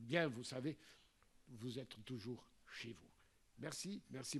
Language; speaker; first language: French; non-native, fluent; Portuguese